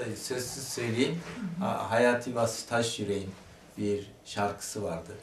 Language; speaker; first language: Turkish; native; Turkish